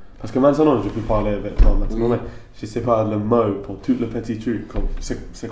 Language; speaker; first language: French; non-native, learner; English